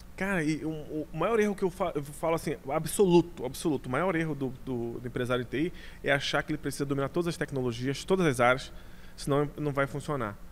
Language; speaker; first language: Portuguese; native; Portuguese